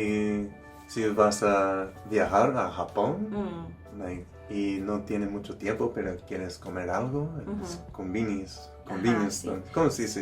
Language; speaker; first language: Spanish; non-native, learner; English